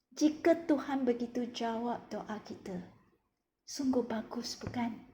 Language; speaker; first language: Malay; non-native, local second language; Chinese